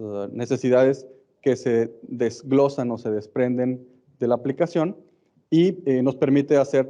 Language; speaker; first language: Spanish; native; Spanish